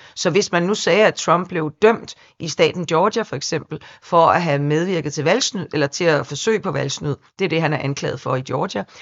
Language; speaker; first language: Danish; native; Danish